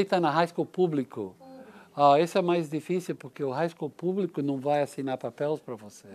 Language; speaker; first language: Portuguese; non-native, learner; English